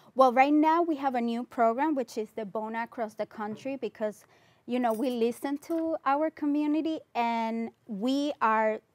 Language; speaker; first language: English; non-native, fluent; Spanish